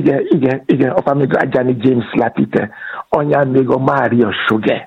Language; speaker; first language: Hungarian; non-native, fluent; Yoruba